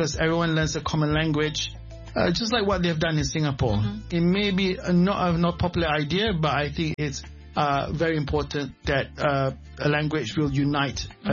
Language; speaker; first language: English; non-native, local second language; Malay